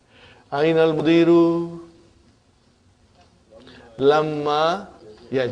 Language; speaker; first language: Arabic; non-native, fluent; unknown